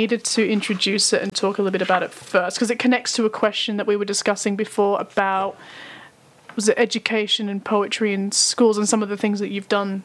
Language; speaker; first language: English; native; English